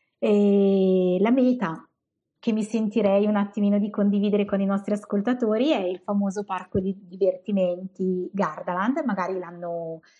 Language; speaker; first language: Italian; native; Italian